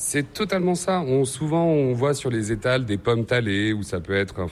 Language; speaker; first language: French; native; French